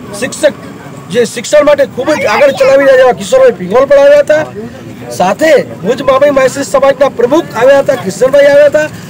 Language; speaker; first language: Gujarati; non-native, local second language; Kachhi